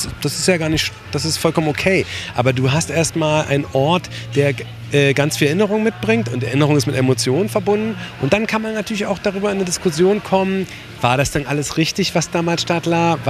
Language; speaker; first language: German; native; German